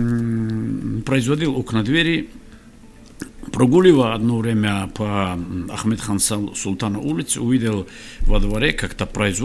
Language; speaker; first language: Russian; non-native, local second language; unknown